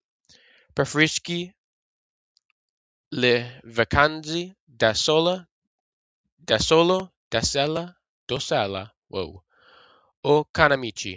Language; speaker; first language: Italian; non-native, learner; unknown